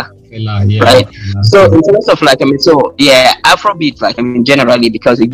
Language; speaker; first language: English; non-native, local second language; Hausa